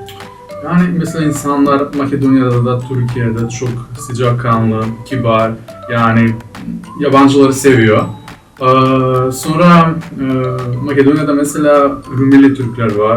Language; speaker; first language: Turkish; non-native, fluent; Macedonian